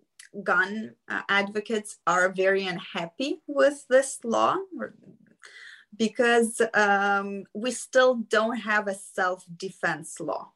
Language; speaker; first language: English; non-native, fluent; Ukrainian